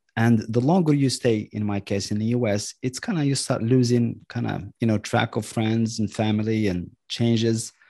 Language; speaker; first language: English; non-native, fluent; Arabic